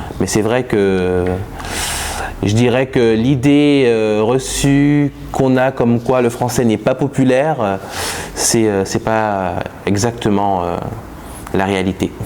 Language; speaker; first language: French; native; French